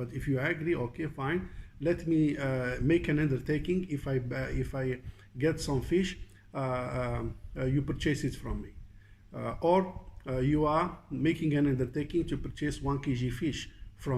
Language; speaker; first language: English; non-native, fluent; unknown